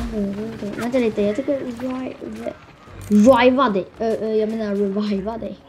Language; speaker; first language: Swedish; non-native, learner; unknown